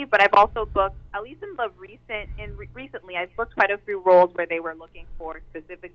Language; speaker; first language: English; native; English